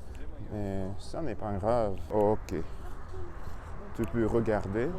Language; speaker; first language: French; non-native, learner; Russian